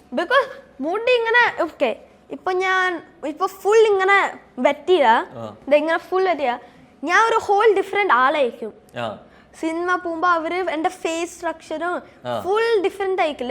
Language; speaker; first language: Malayalam; early bilingual, heritage; Malayalam